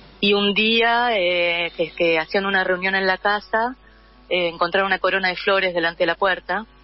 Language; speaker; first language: Spanish; early bilingual, heritage; Spanish